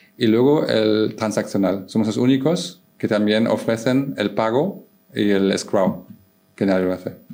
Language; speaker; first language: Spanish; non-native, fluent; German